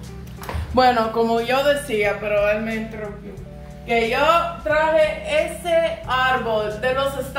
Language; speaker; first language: Spanish; non-native, fluent; English